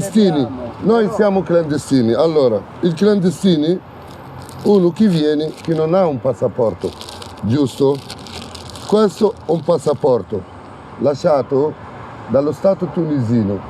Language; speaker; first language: Italian; non-native, fluent; Arabic